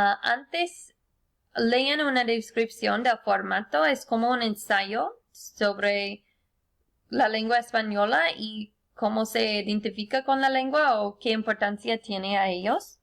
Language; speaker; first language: Spanish; non-native, fluent; English